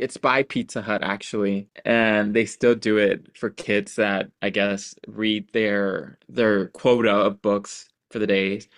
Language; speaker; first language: English; early bilingual, other home language; Spanish